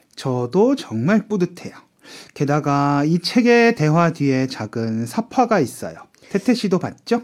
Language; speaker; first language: Korean; native; Korean